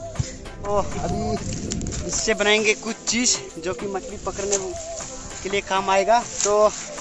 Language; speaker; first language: Hindi; non-native, local second language; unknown